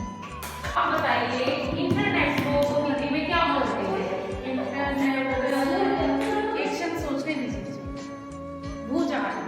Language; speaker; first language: Hindi; native; Hindi